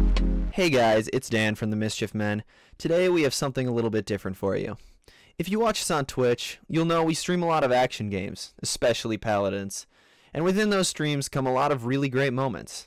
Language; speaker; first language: English; native; English